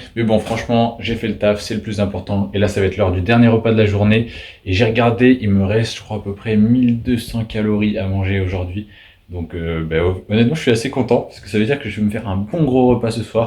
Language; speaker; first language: French; native; French